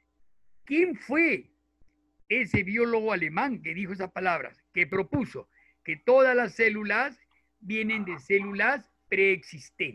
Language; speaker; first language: Spanish; native; Spanish